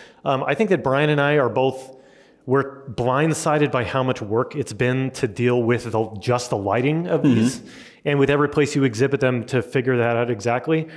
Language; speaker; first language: English; native; English